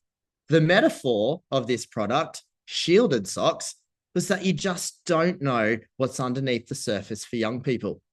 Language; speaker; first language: English; native; English